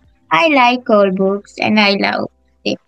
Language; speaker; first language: English; non-native, learner; Sinhala